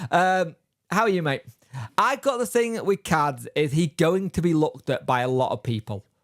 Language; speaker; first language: English; native; English